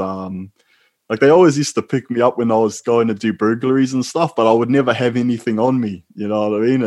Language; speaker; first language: English; native; English